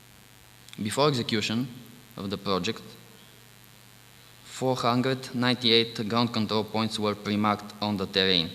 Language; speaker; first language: English; non-native, fluent; Bulgarian